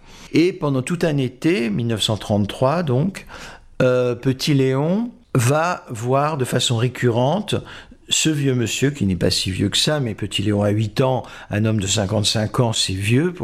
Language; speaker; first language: French; native; French